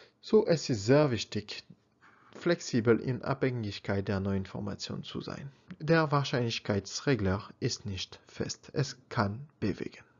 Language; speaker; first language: German; non-native, learner; French